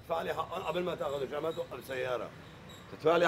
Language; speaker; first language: Arabic; native; Arabic